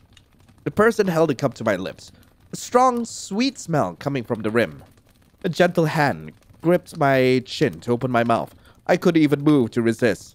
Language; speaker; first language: English; native; English